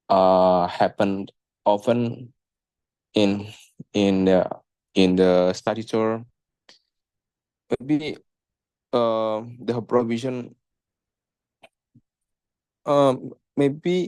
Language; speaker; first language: English; non-native, local second language; Indonesian